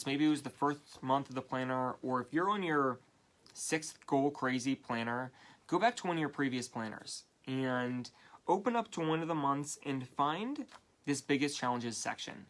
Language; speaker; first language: English; native; English